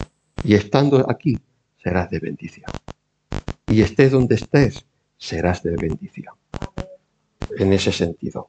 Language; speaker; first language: Spanish; native; Spanish